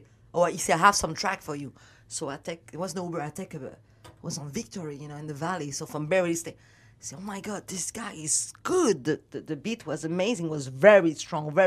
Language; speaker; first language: English; non-native, learner; French